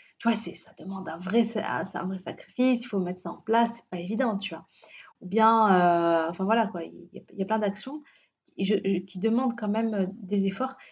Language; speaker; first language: French; early bilingual, other home language; Arabic